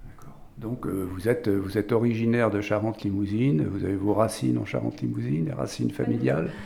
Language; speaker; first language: French; native; French